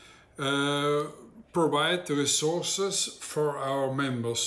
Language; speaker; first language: English; non-native, learner; Italian